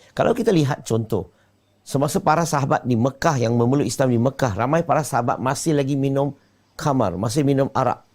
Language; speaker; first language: Malay; non-native, local second language; Chinese